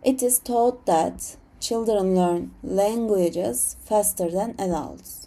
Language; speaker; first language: English; non-native, learner; Turkish